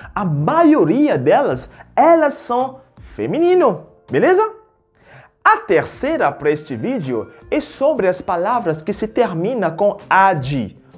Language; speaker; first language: Portuguese; non-native, fluent; French